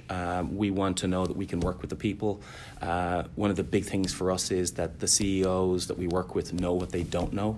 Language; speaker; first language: English; native; English